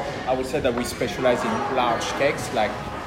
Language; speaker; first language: English; non-native, fluent; French